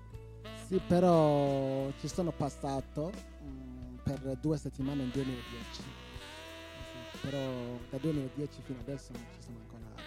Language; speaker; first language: Italian; non-native, local second language; Rundi